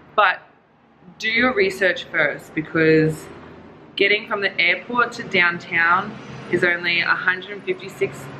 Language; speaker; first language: English; native; English